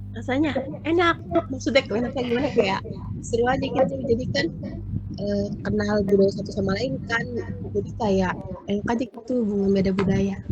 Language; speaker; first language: Indonesian; native; Indonesian